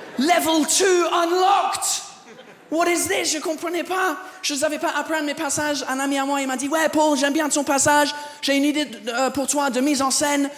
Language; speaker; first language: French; non-native, fluent; English